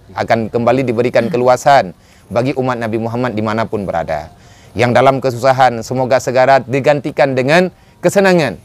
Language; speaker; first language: Indonesian; non-native, local second language; Achinese